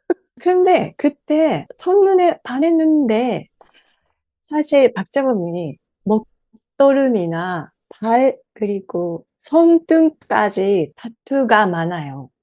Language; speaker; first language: Korean; non-native, learner; Japanese